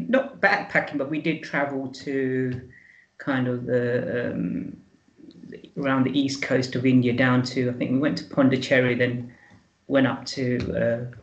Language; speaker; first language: English; native; English